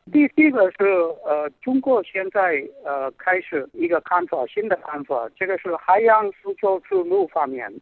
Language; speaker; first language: Chinese; non-native, fluent; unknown